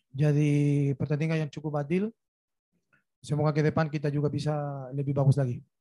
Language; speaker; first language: Indonesian; non-native, fluent; Spanish